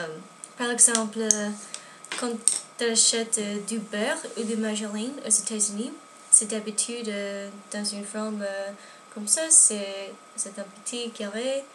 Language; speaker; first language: French; non-native, learner; English